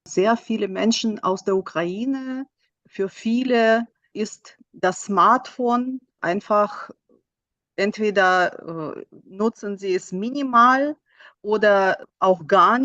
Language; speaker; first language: German; non-native, fluent; Russian